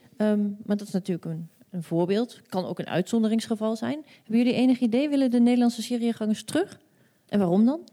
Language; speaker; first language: Dutch; native; Dutch